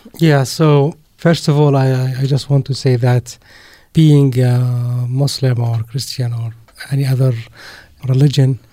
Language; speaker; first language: English; non-native, fluent; Arabic